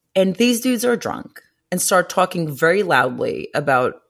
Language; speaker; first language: English; early bilingual, other home language; Greek